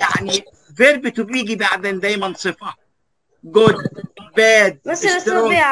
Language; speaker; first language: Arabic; native; Arabic